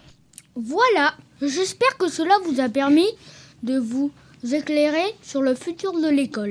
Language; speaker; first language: French; native; French